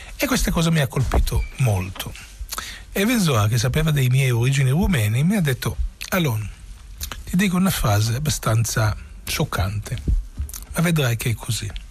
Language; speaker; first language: Italian; non-native, fluent; Romanian